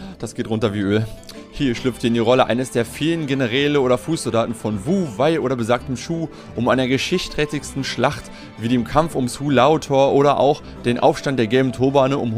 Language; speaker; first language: German; native; German